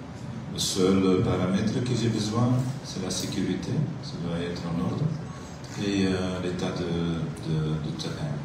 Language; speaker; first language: French; non-native, local second language; Dutch